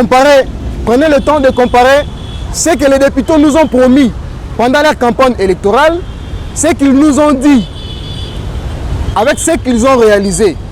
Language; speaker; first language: French; non-native, local second language; Lingala